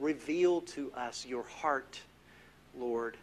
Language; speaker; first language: English; native; English